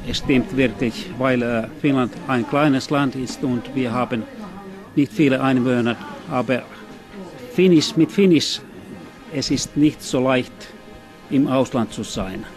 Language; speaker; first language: German; non-native, fluent; Finnish